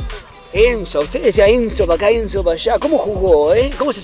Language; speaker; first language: Spanish; native; Spanish